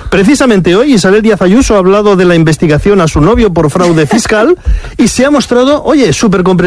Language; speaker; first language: Spanish; native; Spanish